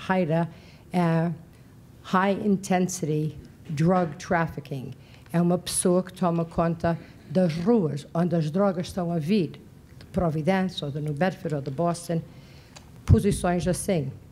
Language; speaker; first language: Portuguese; early bilingual, heritage; Portuguese